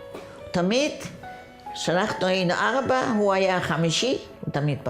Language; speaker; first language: Hebrew; non-native, fluent; Yiddish